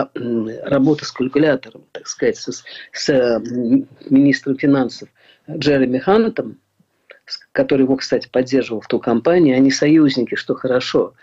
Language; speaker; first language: Russian; native; Russian